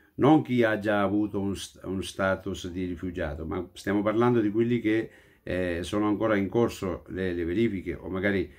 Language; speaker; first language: Italian; non-native, fluent; Urdu